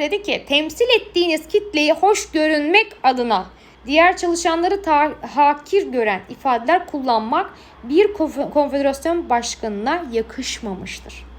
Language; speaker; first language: Turkish; native; Turkish